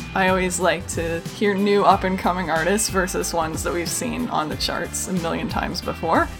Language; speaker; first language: English; native; English